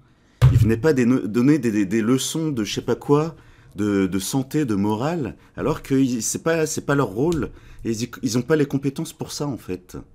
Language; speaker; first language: French; native; French